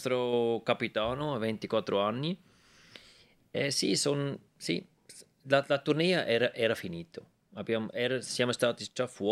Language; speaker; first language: Italian; non-native, local second language; German